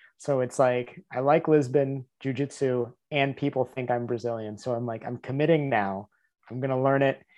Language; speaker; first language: English; native; English